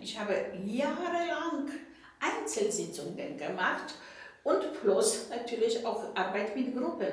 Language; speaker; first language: German; non-native, fluent; Polish